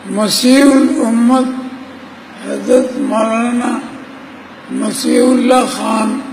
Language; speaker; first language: Urdu; native; Urdu